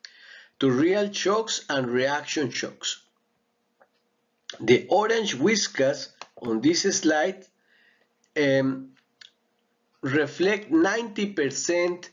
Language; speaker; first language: English; non-native, fluent; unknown